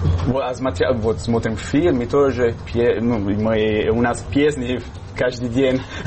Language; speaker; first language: Russian; non-native, fluent; Italian